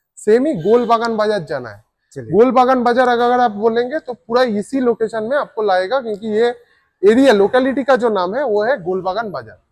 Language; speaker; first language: Hindi; non-native, local second language; Bangla